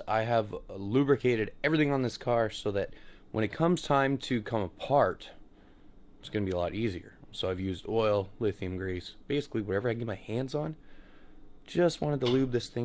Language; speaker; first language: English; native; English